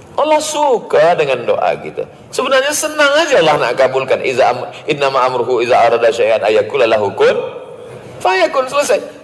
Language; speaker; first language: Malay; native; Malay